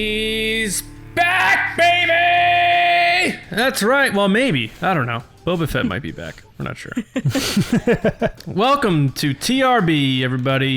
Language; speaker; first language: English; native; English